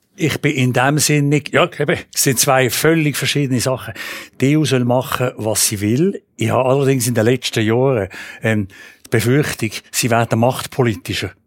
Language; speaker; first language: German; native; German